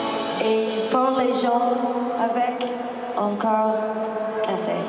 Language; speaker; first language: French; non-native, learner; English